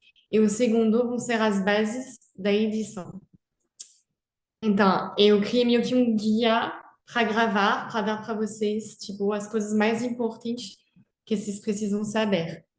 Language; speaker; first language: Portuguese; non-native, fluent; French